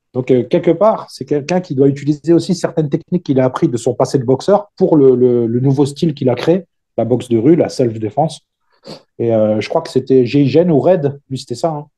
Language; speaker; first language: French; native; French